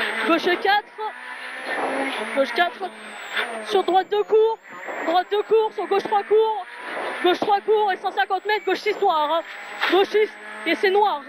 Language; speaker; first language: French; native; French